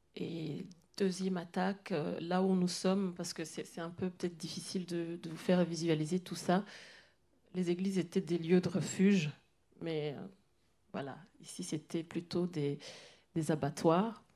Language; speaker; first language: French; non-native, local second language; Kinyarwanda